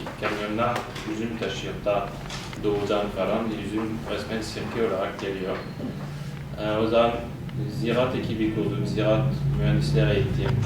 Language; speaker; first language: Turkish; non-native, fluent; French